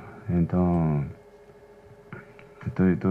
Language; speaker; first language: Portuguese; non-native, learner; Spanish